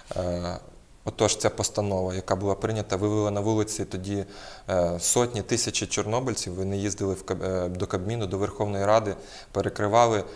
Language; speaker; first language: Ukrainian; native; Ukrainian